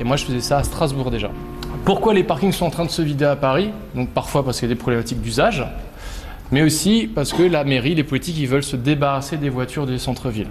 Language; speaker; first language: French; native; French